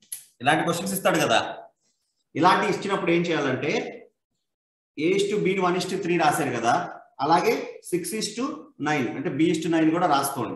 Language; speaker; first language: Telugu; native; Telugu